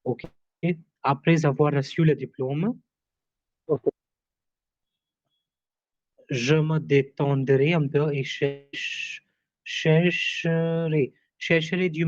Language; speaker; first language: French; non-native, fluent; Hindi